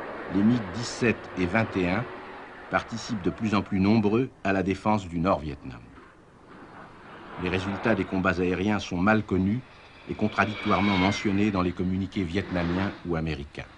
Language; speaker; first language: French; native; French